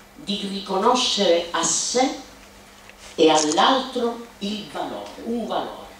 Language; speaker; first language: Italian; native; Italian